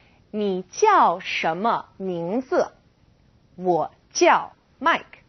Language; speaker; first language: Chinese; non-native, fluent; English